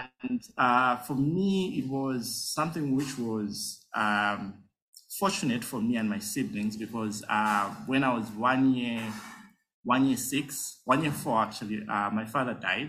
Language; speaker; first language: English; non-native, local second language; Nyanja